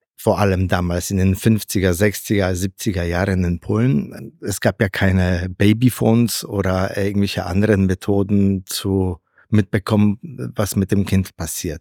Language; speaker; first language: German; non-native, fluent; Polish